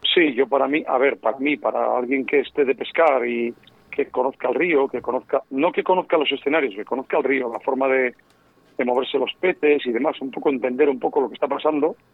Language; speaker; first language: Spanish; native; Spanish